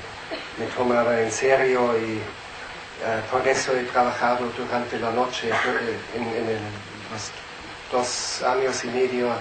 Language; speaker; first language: Spanish; non-native, fluent; German